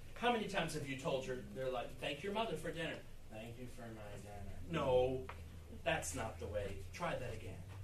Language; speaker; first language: English; native; English